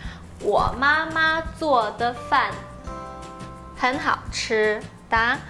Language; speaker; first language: Chinese; non-native, fluent; Portuguese